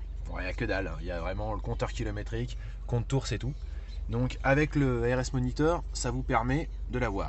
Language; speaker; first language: French; native; French